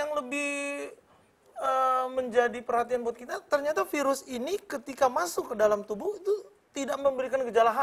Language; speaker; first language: Indonesian; native; Indonesian